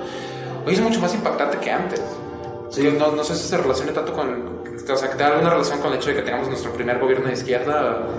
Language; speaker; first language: Spanish; native; Spanish